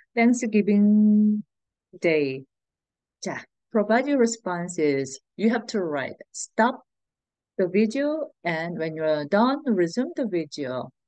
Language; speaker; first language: English; non-native, fluent; Korean